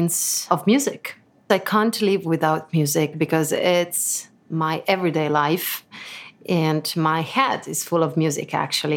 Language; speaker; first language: English; non-native, fluent; Italian